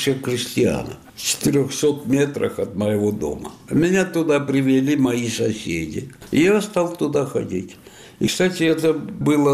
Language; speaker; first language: Russian; non-native, fluent; Spanish